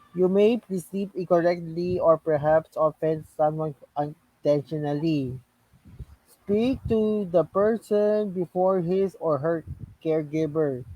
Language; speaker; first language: English; non-native, local second language; Filipino